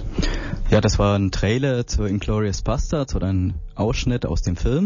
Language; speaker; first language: German; native; German